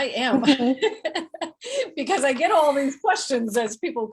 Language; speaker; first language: English; native; English